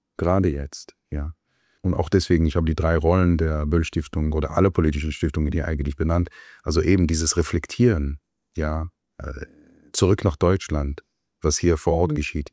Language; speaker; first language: German; non-native, fluent; Hebrew